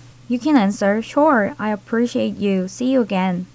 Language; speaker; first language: English; non-native, fluent; Korean